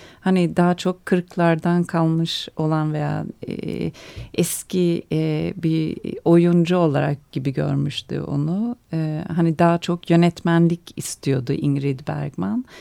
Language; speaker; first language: Turkish; early bilingual, heritage; Turkish